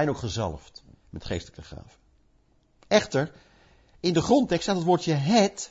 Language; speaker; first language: Dutch; native; Dutch